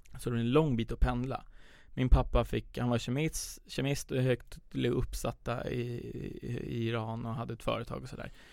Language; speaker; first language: Swedish; early bilingual, other home language; Persian